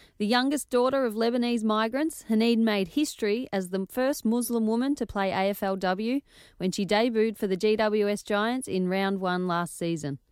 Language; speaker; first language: English; native; English